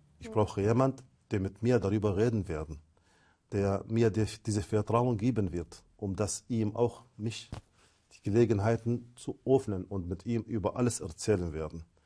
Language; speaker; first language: German; non-native, fluent; Arabic